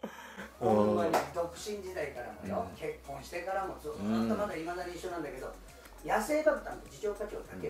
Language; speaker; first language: Japanese; native; Japanese